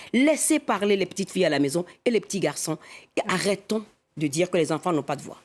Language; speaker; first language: French; non-native, local second language; Fon